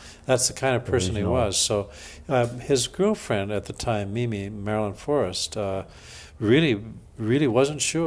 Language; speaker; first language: English; native; English